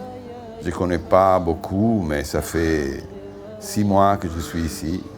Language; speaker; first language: French; non-native, fluent; Italian